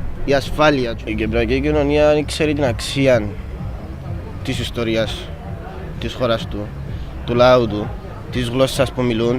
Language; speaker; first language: Greek; early bilingual, other home language; Kurdish